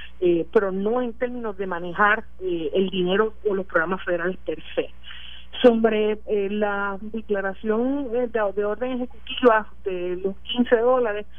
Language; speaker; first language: Spanish; native; Spanish